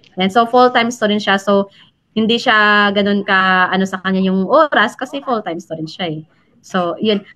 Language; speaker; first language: Filipino; native; Filipino